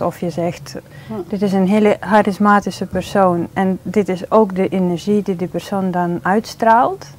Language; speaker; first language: Dutch; non-native, fluent; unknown